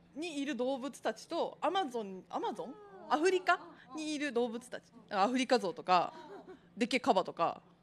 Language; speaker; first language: Japanese; native; Japanese